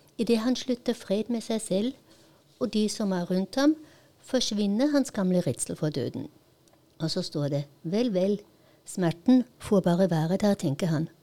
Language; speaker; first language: Norwegian; non-native, fluent; Polish